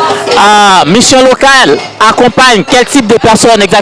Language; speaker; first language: French; native; French